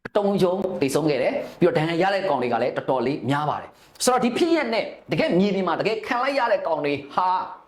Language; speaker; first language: Burmese; native; Burmese